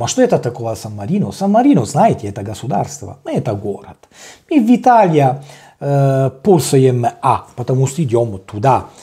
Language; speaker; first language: Russian; non-native, learner; Italian